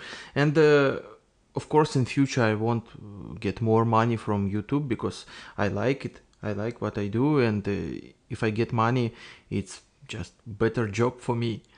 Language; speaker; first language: English; non-native, learner; Russian